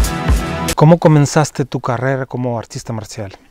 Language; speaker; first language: Spanish; non-native, fluent; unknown